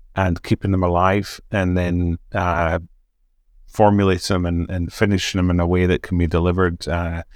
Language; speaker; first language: English; native; English